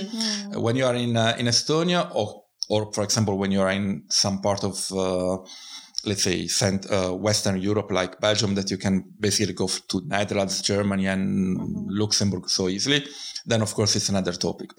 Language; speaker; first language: English; non-native, fluent; Italian